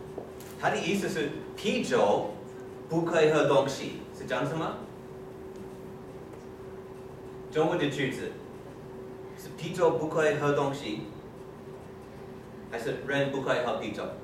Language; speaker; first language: Chinese; non-native, fluent; English